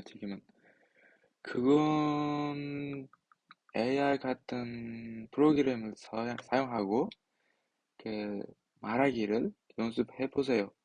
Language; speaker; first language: Korean; non-native, fluent; Uzbek